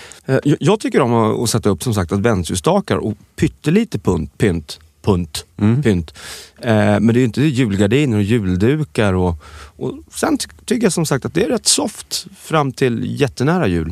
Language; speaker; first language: Swedish; native; Swedish